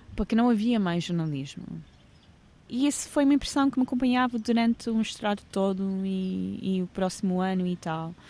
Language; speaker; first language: Portuguese; early bilingual, heritage; English